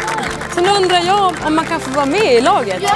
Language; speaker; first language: Swedish; native; Swedish